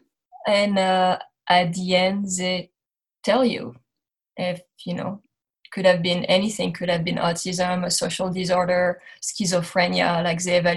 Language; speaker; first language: English; non-native, fluent; French